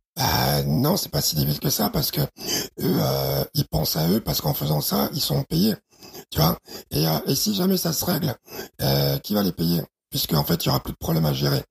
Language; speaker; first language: French; early bilingual, other home language; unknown